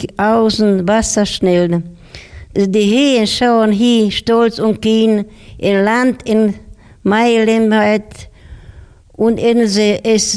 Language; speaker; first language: German; non-native, fluent; Slovak